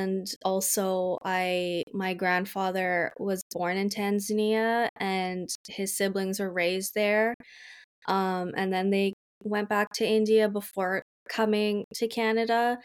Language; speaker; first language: English; native; English